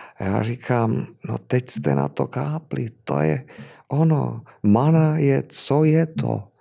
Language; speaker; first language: Czech; native; Czech